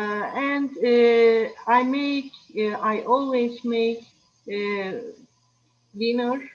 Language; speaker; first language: English; non-native, learner; Turkish